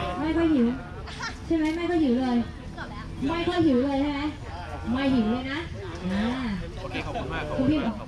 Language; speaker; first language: Thai; native; Thai